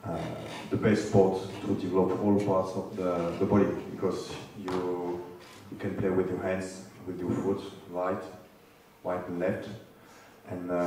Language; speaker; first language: English; non-native, fluent; French